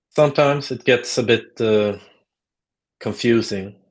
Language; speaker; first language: English; non-native, fluent; Swedish